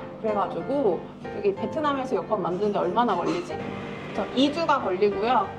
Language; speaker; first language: Korean; native; Korean